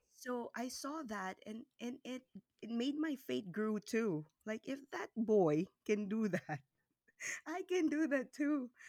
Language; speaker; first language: English; non-native, local second language; Cebuano